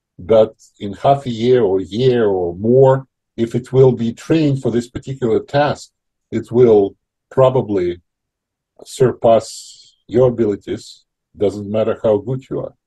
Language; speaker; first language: English; non-native, fluent; Russian